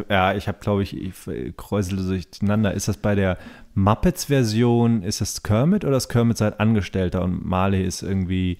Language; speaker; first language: German; native; German